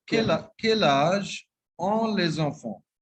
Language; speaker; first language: French; non-native, fluent; Bangla